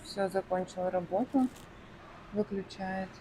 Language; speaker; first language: Russian; native; Russian